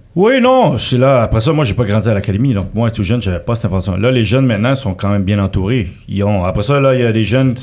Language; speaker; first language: French; native; French